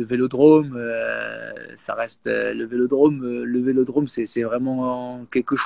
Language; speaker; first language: French; native; French